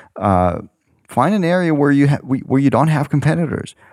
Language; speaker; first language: English; non-native, fluent; Ukrainian